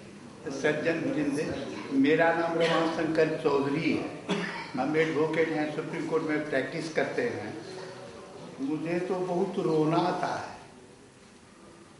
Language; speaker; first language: Hindi; native; Hindi